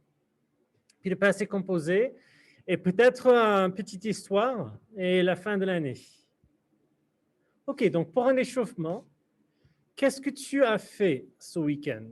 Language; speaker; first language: French; non-native, fluent; English